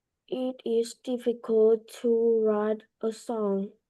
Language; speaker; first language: English; non-native, learner; Vietnamese